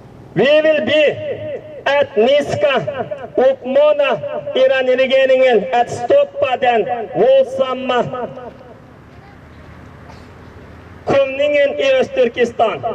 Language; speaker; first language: Swedish; non-native, learner; Uyghur